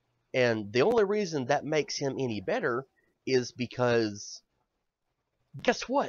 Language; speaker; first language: English; native; English